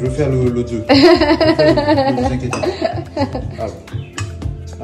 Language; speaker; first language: French; non-native, local second language; Morisyen